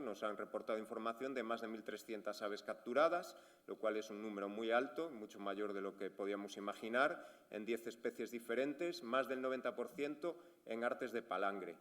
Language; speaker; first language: Spanish; native; Spanish